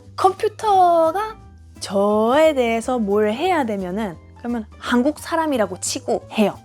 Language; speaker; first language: Korean; non-native, fluent; German